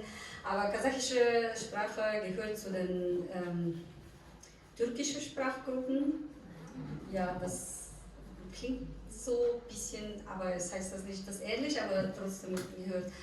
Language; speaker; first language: German; non-native, fluent; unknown